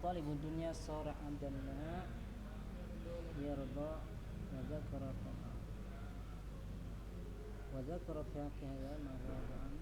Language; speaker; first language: Arabic; non-native, fluent; Indonesian